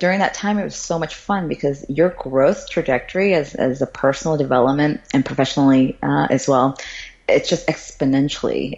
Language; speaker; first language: English; early bilingual, other home language; Cantonese